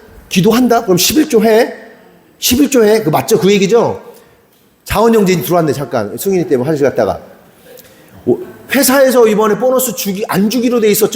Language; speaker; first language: Korean; native; Korean